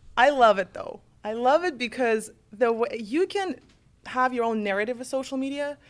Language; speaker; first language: English; non-native, fluent; Russian